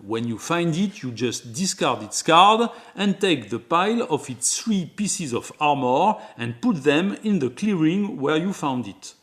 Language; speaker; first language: English; non-native, fluent; French